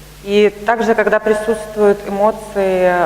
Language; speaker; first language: Russian; native; Russian